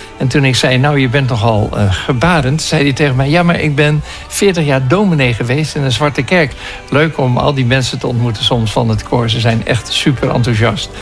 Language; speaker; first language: Dutch; native; Dutch